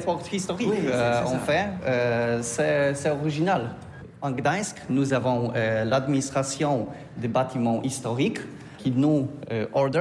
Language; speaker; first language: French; non-native, learner; Polish